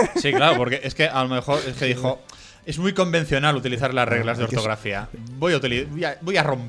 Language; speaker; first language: Spanish; native; Spanish